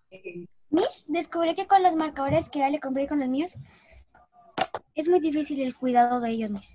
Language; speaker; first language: Spanish; native; Spanish